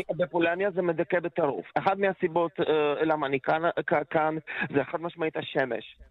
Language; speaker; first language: Hebrew; non-native, fluent; Polish